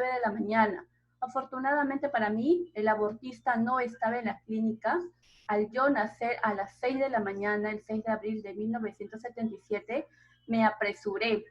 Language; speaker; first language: Spanish; native; Spanish